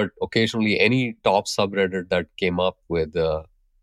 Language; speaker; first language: English; non-native, local second language; Hindi